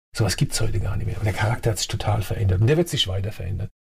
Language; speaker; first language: German; native; German